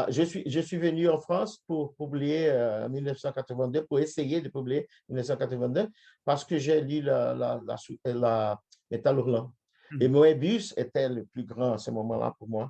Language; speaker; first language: French; non-native, fluent; Portuguese